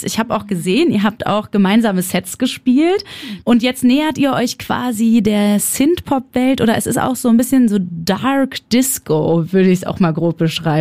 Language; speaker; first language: German; native; German